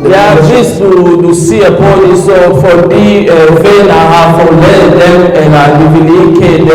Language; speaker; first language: Danish; early bilingual, other home language; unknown